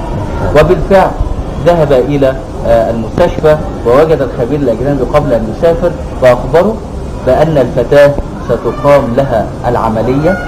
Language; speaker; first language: Arabic; native; Arabic